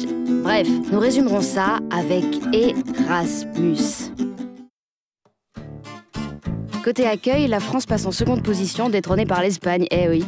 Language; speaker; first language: French; native; French